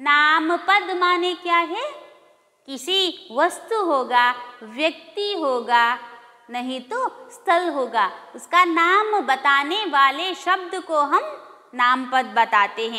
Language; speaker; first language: Hindi; non-native, local second language; Kannada